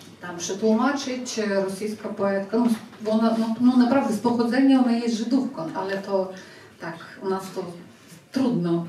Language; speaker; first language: Polish; non-native, fluent; Ukrainian